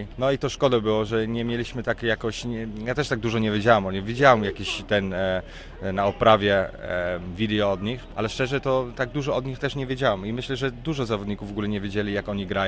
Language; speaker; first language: Polish; early bilingual, heritage; Polish